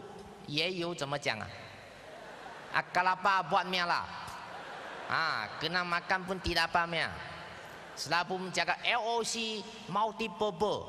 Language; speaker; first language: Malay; non-native, local second language; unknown